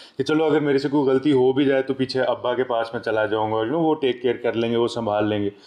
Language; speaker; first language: Urdu; native; Urdu